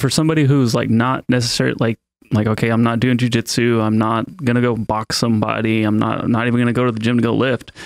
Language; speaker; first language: English; native; English